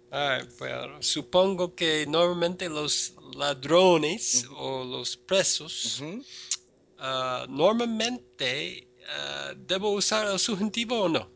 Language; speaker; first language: Spanish; non-native, fluent; English